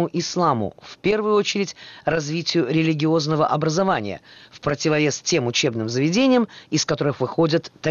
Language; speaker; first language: Russian; native; Russian